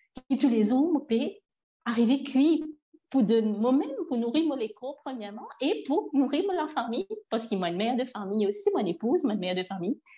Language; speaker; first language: French; non-native, local second language; Morisyen